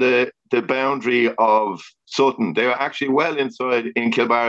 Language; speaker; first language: English; native; English